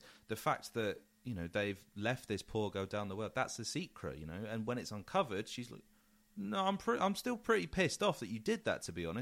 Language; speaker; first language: English; native; English